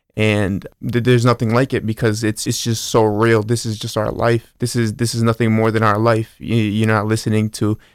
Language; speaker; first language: English; early bilingual, other home language; Spanish